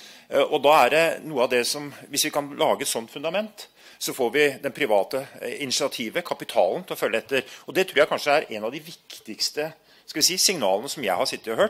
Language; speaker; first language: Norwegian; native; Norwegian